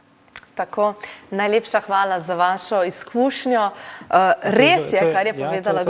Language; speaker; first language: Slovenian; native; Slovenian